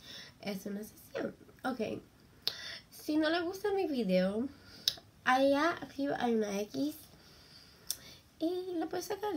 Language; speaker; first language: Spanish; early bilingual, heritage; Spanish